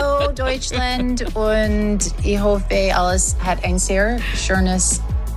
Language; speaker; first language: German; non-native, learner; English